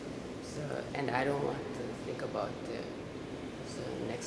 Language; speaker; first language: English; non-native, learner; Korean